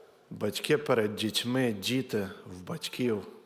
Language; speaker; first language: Ukrainian; native; Ukrainian